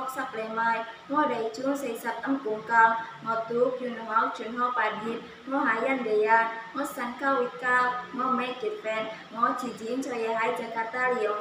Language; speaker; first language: English; non-native, learner; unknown